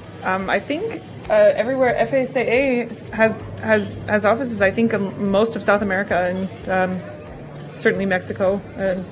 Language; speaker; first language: English; native; English